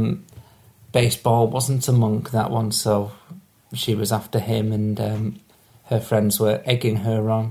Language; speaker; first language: English; native; English